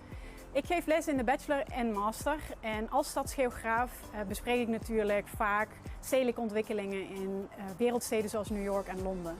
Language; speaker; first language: Dutch; native; Dutch